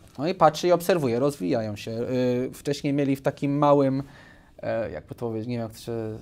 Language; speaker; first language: Polish; early bilingual, heritage; Polish